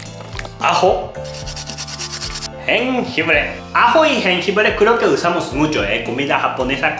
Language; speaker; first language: Spanish; non-native, fluent; Japanese